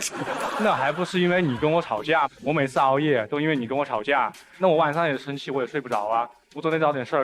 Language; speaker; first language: Chinese; native; Chinese